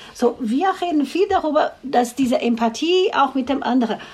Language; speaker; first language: German; non-native, fluent; Portuguese